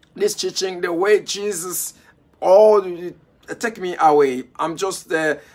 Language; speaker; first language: English; non-native, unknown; Lingala